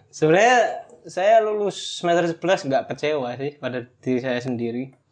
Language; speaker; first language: Indonesian; non-native, local second language; Javanese